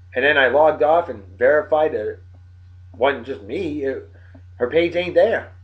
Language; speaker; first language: English; native; English